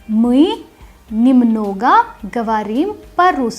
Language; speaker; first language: Russian; non-native, fluent; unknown